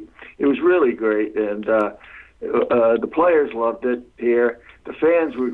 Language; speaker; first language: English; native; English